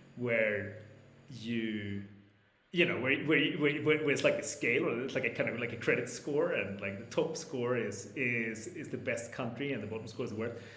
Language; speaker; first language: English; non-native, fluent; Swedish